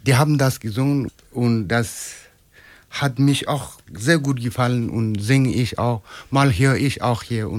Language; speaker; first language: German; non-native, learner; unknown